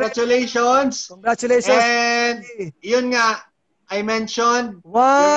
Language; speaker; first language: English; non-native, local second language; Filipino